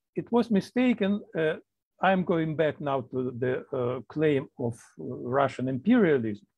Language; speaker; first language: English; non-native, fluent; Ukrainian